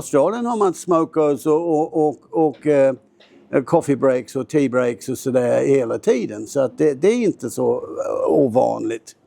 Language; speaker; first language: Swedish; non-native, fluent; English